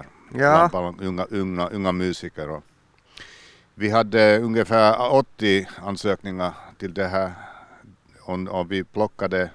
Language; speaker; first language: Swedish; non-native, local second language; Finnish